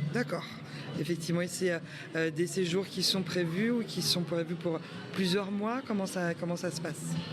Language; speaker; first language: French; native; French